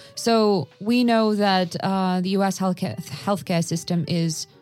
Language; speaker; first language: English; non-native, fluent; Russian